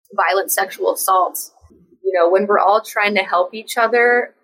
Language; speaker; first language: English; native; English